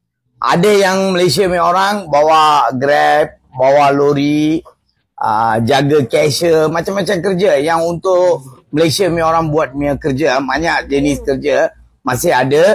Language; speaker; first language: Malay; non-native, local second language; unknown